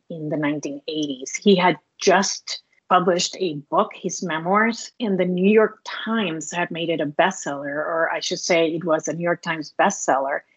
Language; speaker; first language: English; non-native, fluent; Spanish